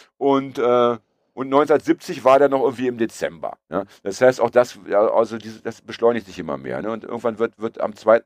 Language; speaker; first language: German; early bilingual, other home language; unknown